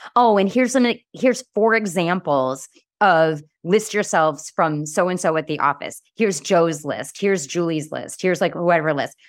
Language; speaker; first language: English; native; English